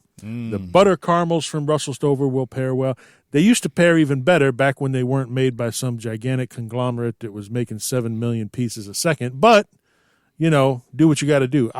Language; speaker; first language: English; native; English